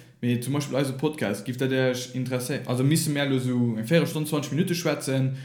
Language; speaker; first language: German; non-native, local second language; Luxembourgish